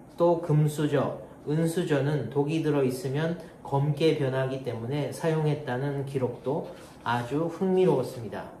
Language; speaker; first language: Korean; non-native, learner; Japanese